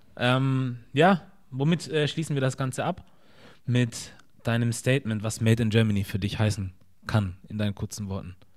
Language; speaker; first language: German; early bilingual, other home language; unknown